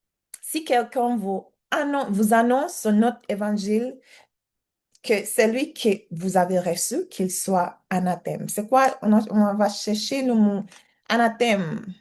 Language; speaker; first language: French; non-native, learner; English